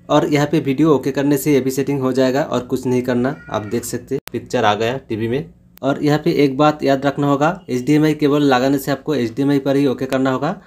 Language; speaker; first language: Hindi; native; Hindi